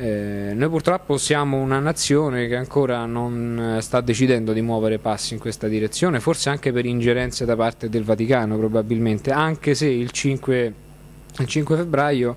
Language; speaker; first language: Italian; native; Italian